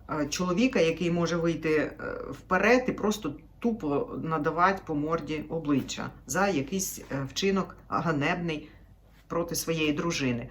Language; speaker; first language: Ukrainian; native; Ukrainian